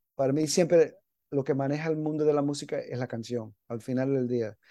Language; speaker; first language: Spanish; early bilingual, heritage; Spanish